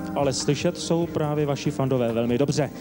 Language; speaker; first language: Czech; native; Czech